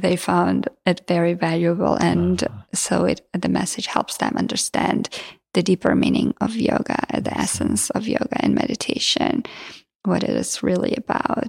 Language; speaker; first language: English; non-native, fluent; Georgian